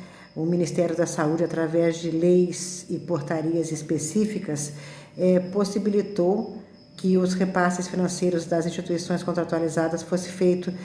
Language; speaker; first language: Portuguese; native; Portuguese